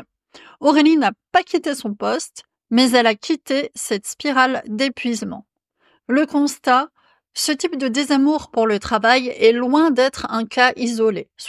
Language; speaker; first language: French; native; French